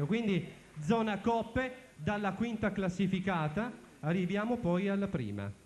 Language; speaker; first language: Italian; native; Italian